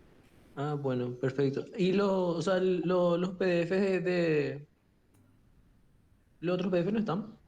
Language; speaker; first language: Spanish; native; Spanish